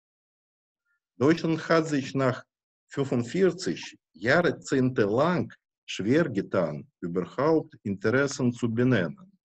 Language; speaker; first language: German; non-native, fluent; Russian